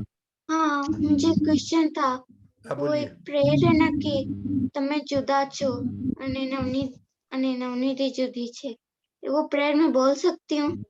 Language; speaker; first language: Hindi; non-native, local second language; Gujarati